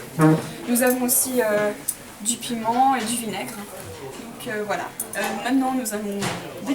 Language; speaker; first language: French; non-native, fluent; Chinese